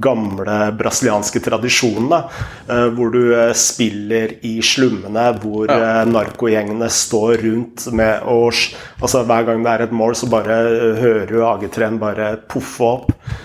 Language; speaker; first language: Norwegian; native; Norwegian